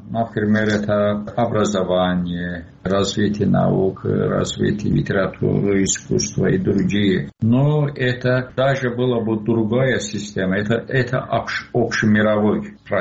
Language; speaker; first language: Russian; non-native, local second language; Azerbaijani